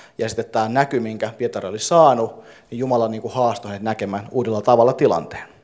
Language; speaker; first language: Finnish; native; Finnish